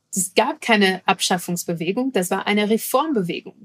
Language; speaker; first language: German; non-native, fluent; French